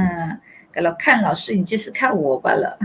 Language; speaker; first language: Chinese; non-native, local second language; Malay